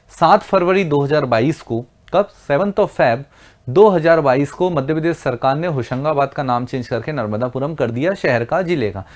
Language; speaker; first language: Hindi; native; Hindi